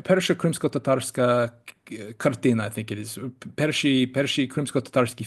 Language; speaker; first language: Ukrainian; non-native, fluent; English